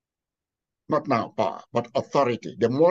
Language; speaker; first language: English; non-native, local second language; Igbo